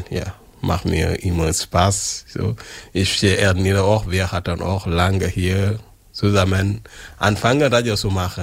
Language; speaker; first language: German; non-native, learner; French